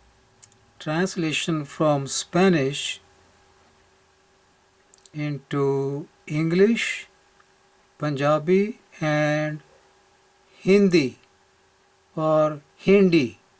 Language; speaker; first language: English; non-native, local second language; Punjabi